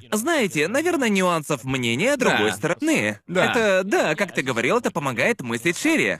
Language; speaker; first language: Russian; non-native, fluent; English